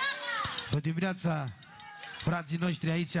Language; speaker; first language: Romanian; non-native, local second language; Turkish